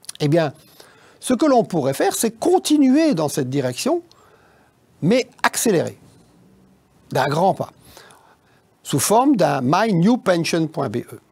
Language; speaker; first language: French; native; French